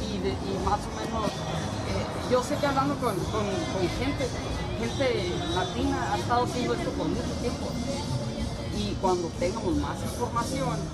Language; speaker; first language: Spanish; early bilingual, heritage; Spanish